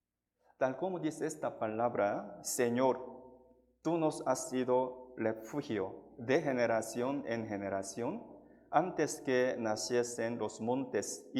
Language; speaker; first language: Spanish; non-native, fluent; Korean